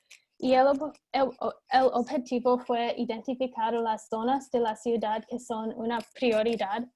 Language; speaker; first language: Spanish; non-native, fluent; English